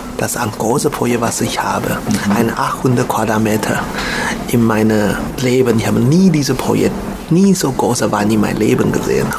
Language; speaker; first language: German; non-native, learner; Chinese